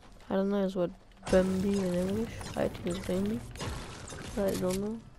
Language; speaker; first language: English; non-native, learner; French